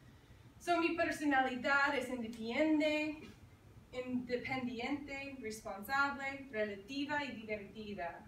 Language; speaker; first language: Spanish; non-native, fluent; English